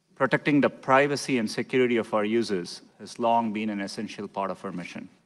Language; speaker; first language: English; non-native, local second language; Tamil